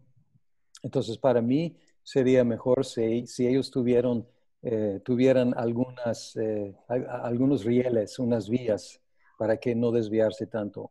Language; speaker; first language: Spanish; non-native, fluent; English